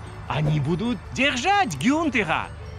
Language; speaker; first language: Russian; native; Russian